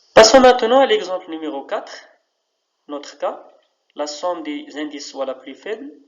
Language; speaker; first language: French; non-native, local second language; Arabic